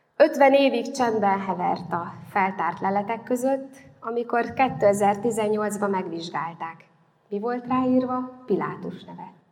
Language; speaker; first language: Hungarian; native; Hungarian